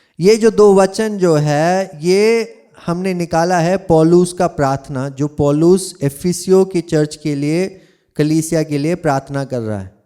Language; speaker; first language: Hindi; non-native, local second language; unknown